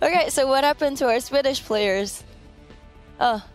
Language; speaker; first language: English; non-native, fluent; French